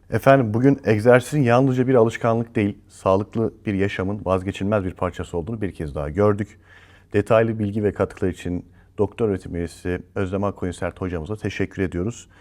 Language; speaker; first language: Turkish; native; Turkish